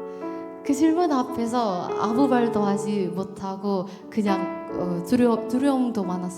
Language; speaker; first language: Korean; non-native, learner; Indonesian